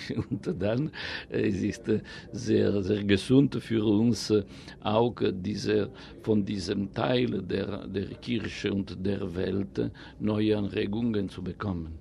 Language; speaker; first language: German; non-native, fluent; Italian